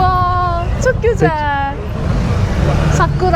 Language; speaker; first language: Turkish; non-native, learner; Korean